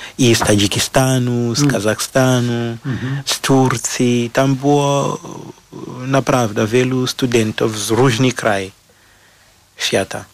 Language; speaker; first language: Polish; non-native, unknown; Shona